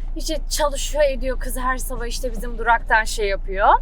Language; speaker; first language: Turkish; native; Turkish